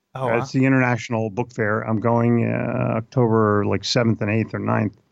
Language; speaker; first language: English; native; English